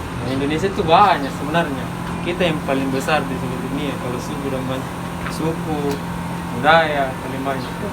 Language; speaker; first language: Indonesian; non-native, local second language; Buginese